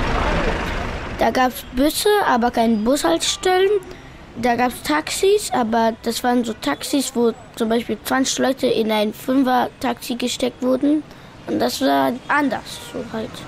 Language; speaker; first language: German; early bilingual, other home language; Pashto